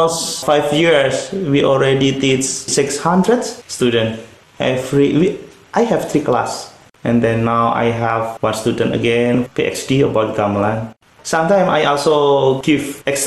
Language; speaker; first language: English; non-native, learner; Indonesian